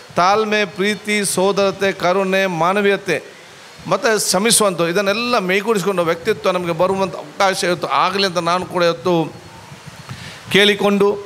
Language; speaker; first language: Kannada; non-native, local second language; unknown